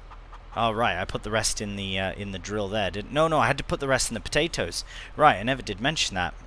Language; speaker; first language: English; native; English